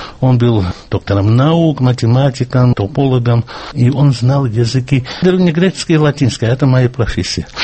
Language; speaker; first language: Russian; non-native, local second language; Georgian